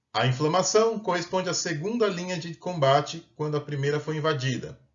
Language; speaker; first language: Portuguese; native; Portuguese